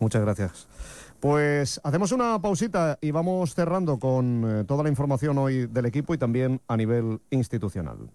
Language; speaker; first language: Spanish; native; Spanish